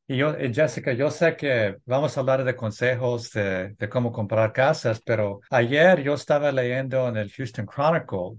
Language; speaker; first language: Spanish; early bilingual, heritage; English